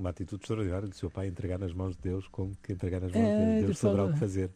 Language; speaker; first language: Portuguese; native; Portuguese